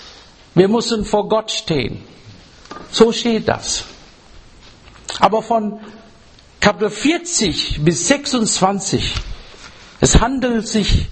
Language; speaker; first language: German; non-native, fluent; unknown